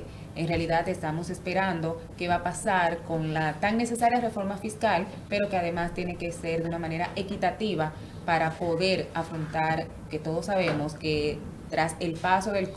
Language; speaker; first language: Spanish; native; Spanish